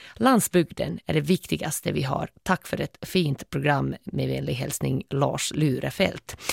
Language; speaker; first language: Swedish; native; Swedish